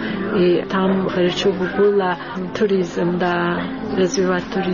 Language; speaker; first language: Russian; non-native, learner; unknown